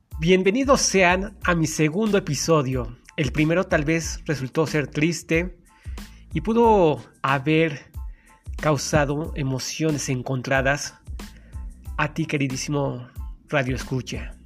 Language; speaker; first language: Spanish; native; Spanish